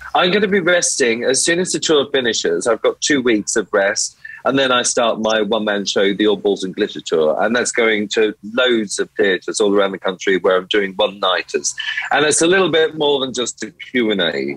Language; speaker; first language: English; native; English